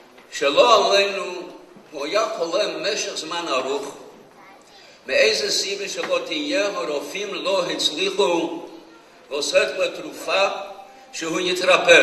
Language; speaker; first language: Hebrew; non-native, fluent; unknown